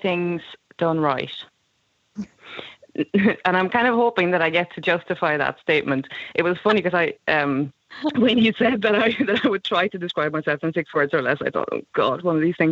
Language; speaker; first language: English; non-native, fluent; Swedish